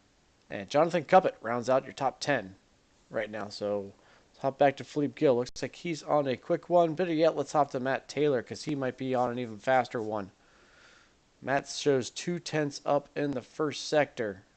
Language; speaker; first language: English; native; English